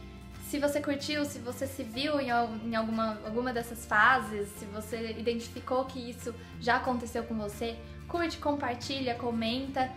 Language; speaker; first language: Portuguese; native; Portuguese